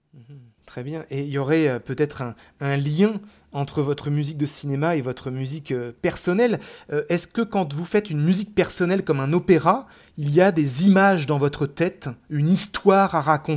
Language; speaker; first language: French; native; French